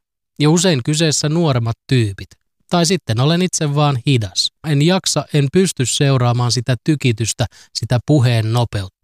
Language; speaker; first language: Finnish; native; Finnish